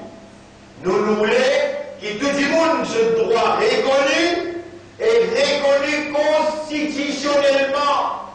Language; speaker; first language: French; non-native, local second language; Morisyen